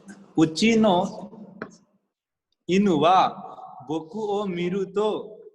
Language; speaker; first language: Japanese; non-native, fluent; Hindi